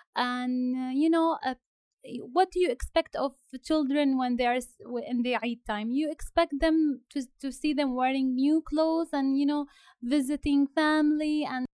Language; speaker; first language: English; non-native, fluent; Arabic